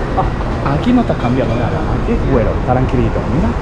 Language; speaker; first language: Spanish; non-native, learner; Japanese